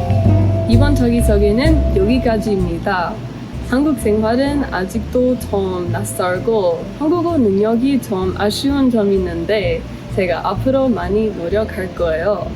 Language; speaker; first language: Korean; non-native, learner; English